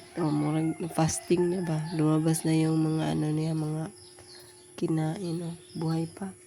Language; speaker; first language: Filipino; non-native, local second language; Cebuano